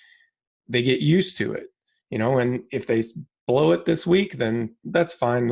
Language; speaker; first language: English; native; English